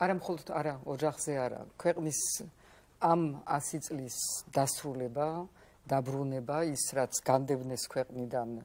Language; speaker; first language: Georgian; early bilingual, heritage; Georgian